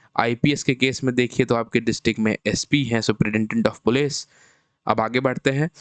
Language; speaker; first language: Hindi; native; Hindi